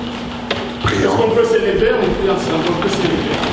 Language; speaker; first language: French; non-native, local second language; Lingala